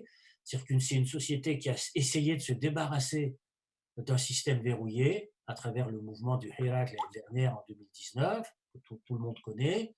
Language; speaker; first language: French; native; French